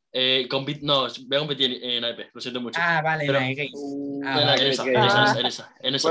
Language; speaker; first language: Spanish; native; Spanish